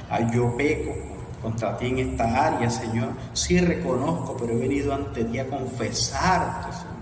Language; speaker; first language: Spanish; native; Spanish